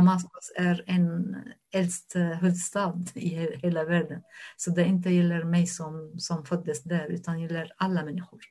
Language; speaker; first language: Swedish; non-native, fluent; Arabic